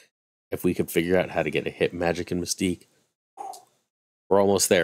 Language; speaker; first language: English; native; English